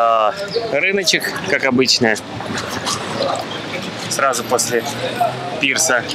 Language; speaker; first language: Russian; native; Russian